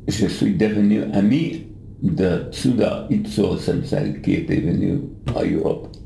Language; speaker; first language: French; non-native, fluent; English